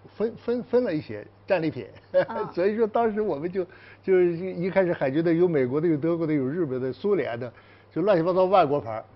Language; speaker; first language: Chinese; native; Chinese